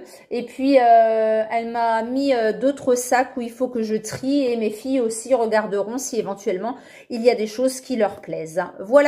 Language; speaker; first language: French; native; French